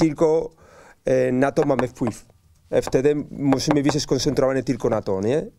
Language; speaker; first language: Polish; non-native, learner; Spanish